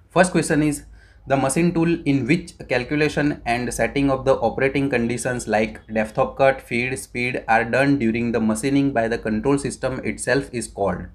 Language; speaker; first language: English; non-native, local second language; Gujarati